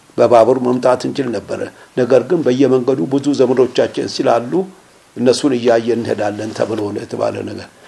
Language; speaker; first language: Amharic; native; Amharic